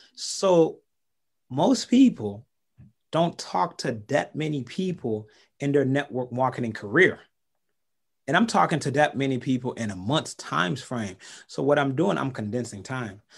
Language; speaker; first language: English; early bilingual, other home language; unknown